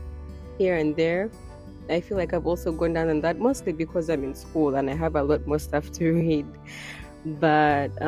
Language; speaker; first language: English; non-native, local second language; Ganda